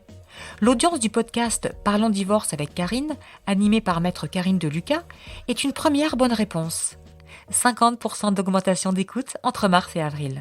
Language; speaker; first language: French; native; French